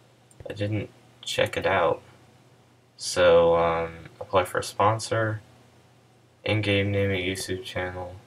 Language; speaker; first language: English; native; English